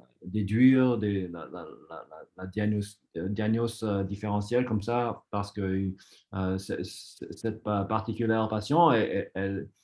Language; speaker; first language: French; non-native, fluent; English